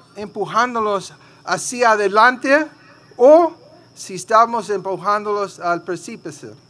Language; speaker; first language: Spanish; early bilingual, heritage; Spanish